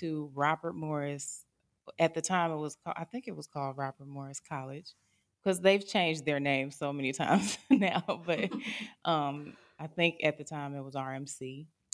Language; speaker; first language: English; native; English